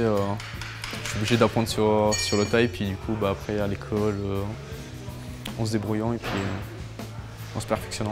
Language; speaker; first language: French; early bilingual, other home language; Romanian